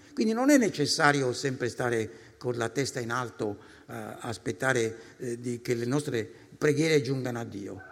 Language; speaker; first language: Italian; native; Italian